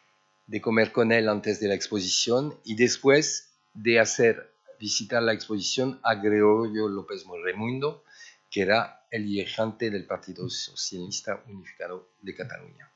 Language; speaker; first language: Spanish; early bilingual, heritage; French